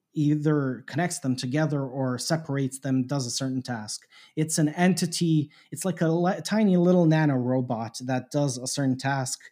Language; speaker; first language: English; native; English